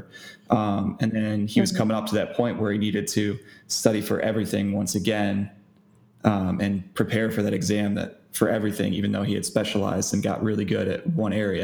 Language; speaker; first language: English; native; English